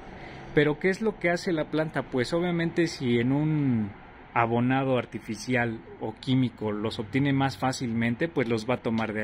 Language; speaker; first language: Spanish; native; Spanish